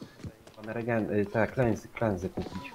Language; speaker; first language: Polish; native; Polish